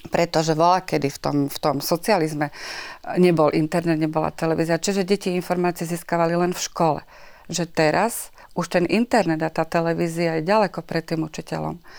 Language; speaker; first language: Slovak; native; Slovak